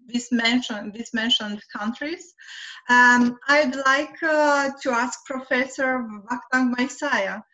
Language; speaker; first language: English; non-native, learner; Romanian